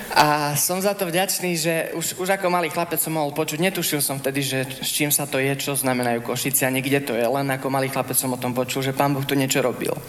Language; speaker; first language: Slovak; early bilingual, heritage; Slovak